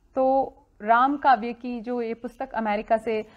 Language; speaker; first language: Hindi; native; Hindi